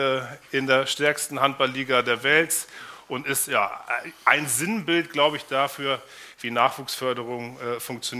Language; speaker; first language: German; native; German